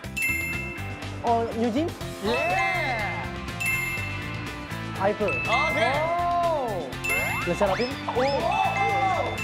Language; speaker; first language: Korean; non-native, learner; Indonesian